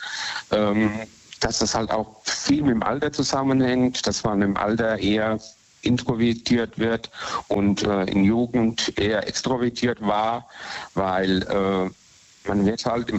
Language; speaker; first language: German; native; German